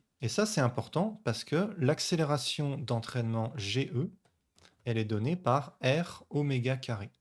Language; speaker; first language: French; native; French